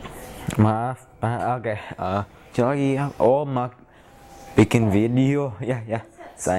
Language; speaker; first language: Indonesian; non-native, learner; English